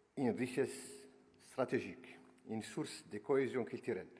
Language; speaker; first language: French; non-native, local second language; Arabic